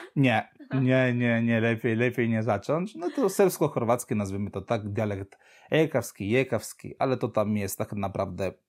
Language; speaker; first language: Polish; non-native, fluent; Italian